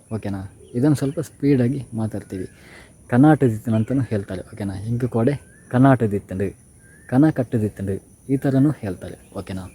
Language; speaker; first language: Kannada; non-native, local second language; Tulu